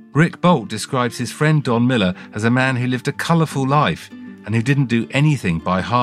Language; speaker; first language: English; native; English